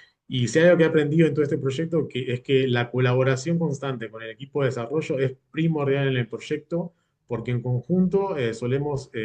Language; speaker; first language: Spanish; native; Spanish